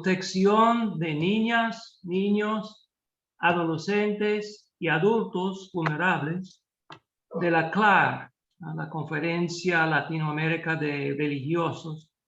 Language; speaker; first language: Spanish; non-native, fluent; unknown